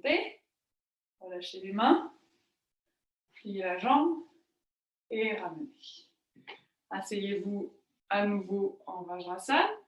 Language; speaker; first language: French; native; French